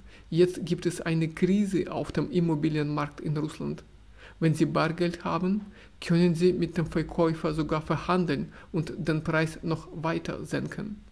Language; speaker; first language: German; non-native, fluent; Russian